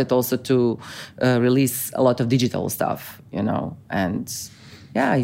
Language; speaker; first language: English; non-native, fluent; Croatian